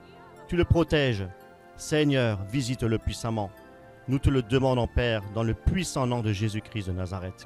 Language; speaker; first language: French; native; French